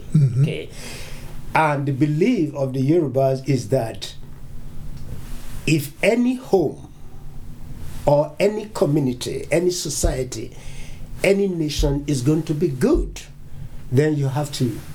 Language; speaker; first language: English; non-native, local second language; Yoruba